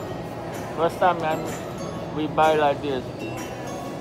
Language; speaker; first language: English; non-native, learner; Indonesian